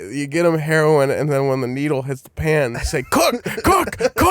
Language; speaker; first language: English; native; English